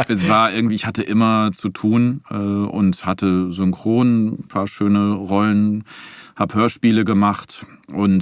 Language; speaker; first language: German; native; German